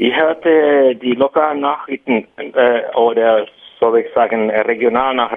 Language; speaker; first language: German; non-native, learner; Finnish